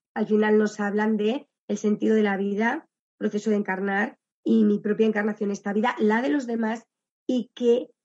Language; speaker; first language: Spanish; native; Spanish